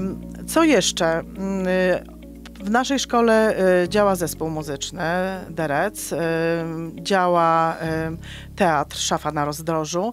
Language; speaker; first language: Polish; native; Polish